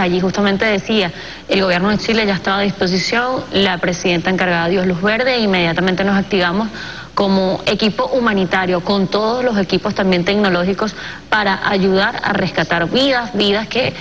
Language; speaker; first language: Spanish; native; Spanish